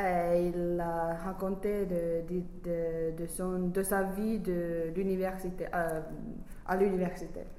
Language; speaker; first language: French; non-native, fluent; English